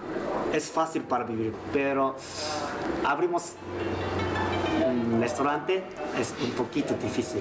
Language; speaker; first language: Spanish; non-native, learner; Japanese